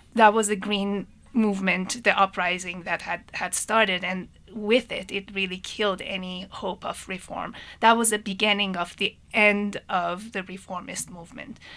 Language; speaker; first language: English; non-native, fluent; Persian